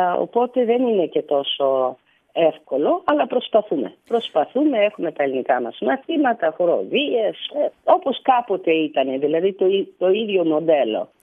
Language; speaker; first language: Greek; early bilingual, heritage; Greek